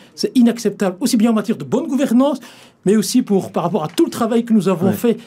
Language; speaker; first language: French; native; French